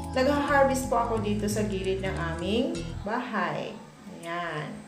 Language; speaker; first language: Filipino; native; Filipino